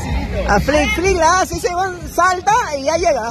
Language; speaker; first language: Spanish; native; Spanish